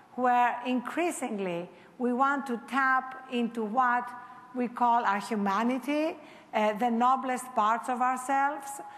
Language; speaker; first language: English; non-native, fluent; Greek